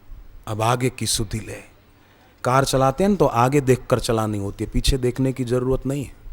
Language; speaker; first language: Hindi; native; Hindi